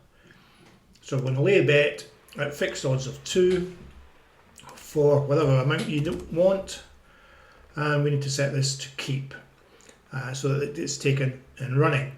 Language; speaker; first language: English; native; English